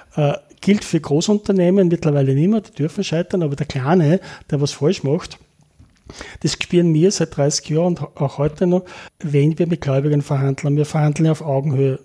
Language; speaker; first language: German; native; German